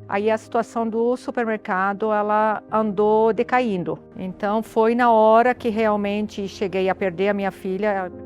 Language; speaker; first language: Portuguese; non-native, fluent; Arabic